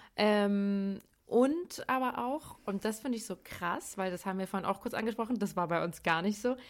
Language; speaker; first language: German; native; German